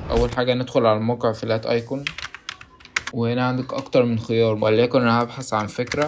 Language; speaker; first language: Arabic; native; Arabic